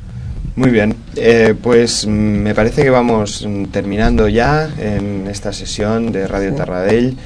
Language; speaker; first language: Spanish; native; Spanish